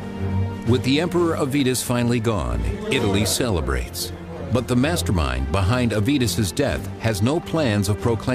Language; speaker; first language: English; native; English